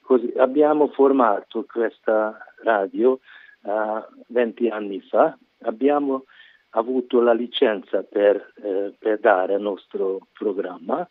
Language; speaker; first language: Italian; non-native, learner; Hungarian